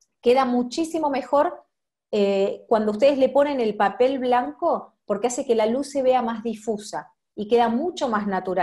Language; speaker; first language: Spanish; native; Spanish